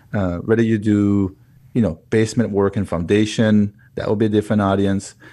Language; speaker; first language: English; non-native, fluent; Hebrew